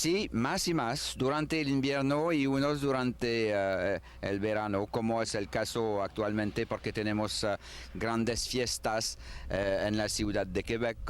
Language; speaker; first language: Spanish; non-native, learner; French